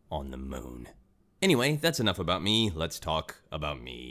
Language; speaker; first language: English; native; English